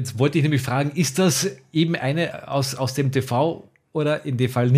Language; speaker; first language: German; native; German